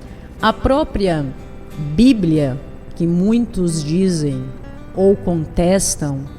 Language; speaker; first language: Portuguese; native; Portuguese